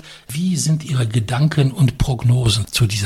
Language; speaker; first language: German; non-native, fluent; Polish